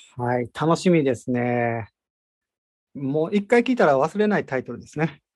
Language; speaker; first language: Japanese; native; Japanese